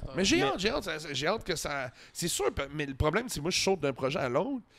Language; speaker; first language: French; native; French